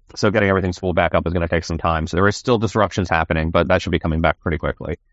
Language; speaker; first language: English; native; English